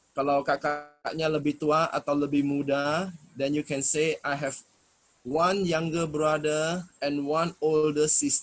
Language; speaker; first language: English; non-native, fluent; Indonesian